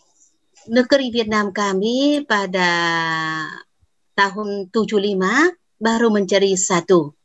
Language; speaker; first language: Indonesian; non-native, fluent; Vietnamese